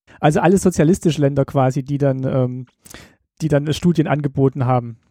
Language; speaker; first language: German; native; German